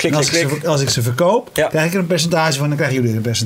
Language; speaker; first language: Dutch; native; Dutch